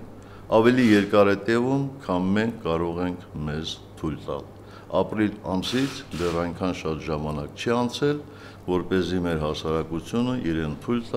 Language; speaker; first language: Armenian; native; Armenian